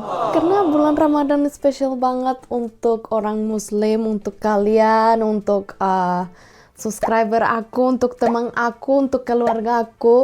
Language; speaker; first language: Indonesian; non-native, fluent; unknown